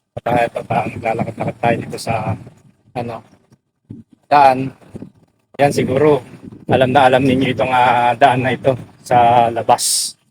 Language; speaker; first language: Filipino; non-native, local second language; Pampanga